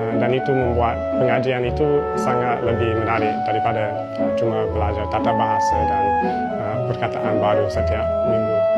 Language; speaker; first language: Malay; non-native, fluent; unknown